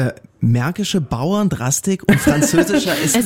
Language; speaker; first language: German; native; German